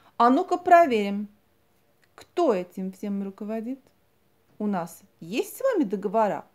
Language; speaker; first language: Russian; non-native, local second language; Latvian